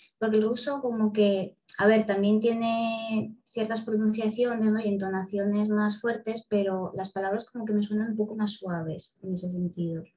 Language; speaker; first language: Spanish; early bilingual, other home language; Russian